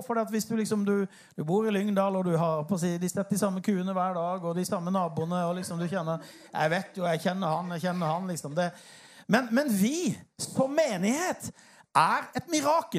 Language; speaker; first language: Norwegian; native; Norwegian